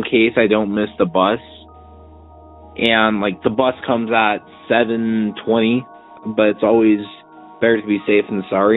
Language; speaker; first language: English; native; English